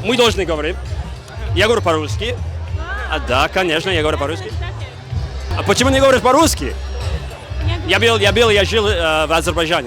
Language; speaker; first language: Russian; non-native, learner; English